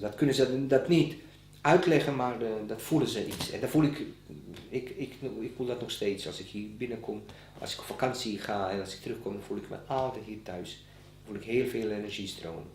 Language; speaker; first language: Dutch; non-native, fluent; Bosnian